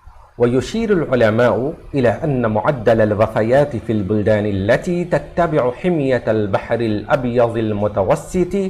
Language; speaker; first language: Arabic; non-native, fluent; Urdu